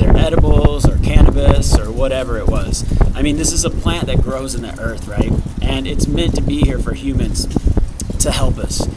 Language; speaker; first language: English; native; English